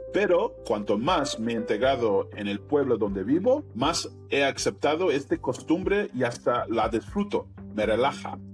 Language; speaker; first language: Spanish; non-native, fluent; English